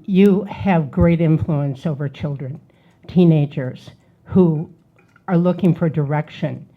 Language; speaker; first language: English; native; English